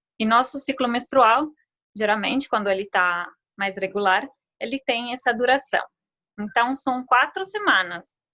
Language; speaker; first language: Portuguese; non-native, fluent; Italian